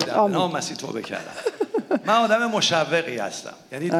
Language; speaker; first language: Persian; native; Persian